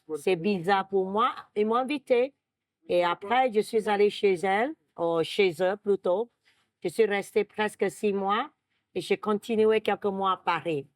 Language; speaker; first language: French; non-native, fluent; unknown